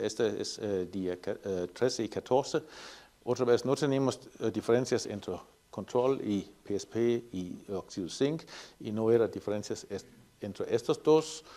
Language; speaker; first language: Spanish; non-native, fluent; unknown